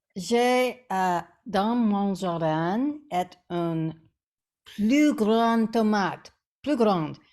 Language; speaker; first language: French; non-native, learner; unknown